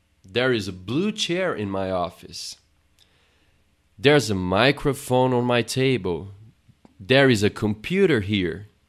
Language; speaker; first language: English; non-native, fluent; Portuguese